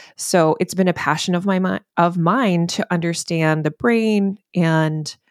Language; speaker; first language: English; native; English